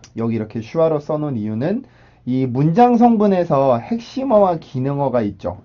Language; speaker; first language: Korean; native; Korean